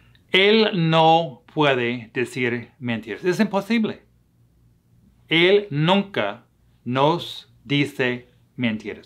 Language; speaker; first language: Spanish; non-native, fluent; English